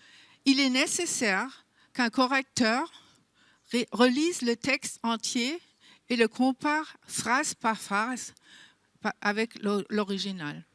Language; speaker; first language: French; non-native, fluent; German